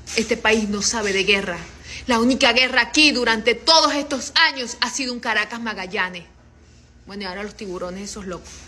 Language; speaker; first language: Spanish; native; Spanish